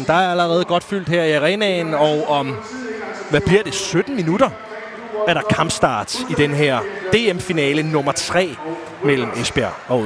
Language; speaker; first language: Danish; native; Danish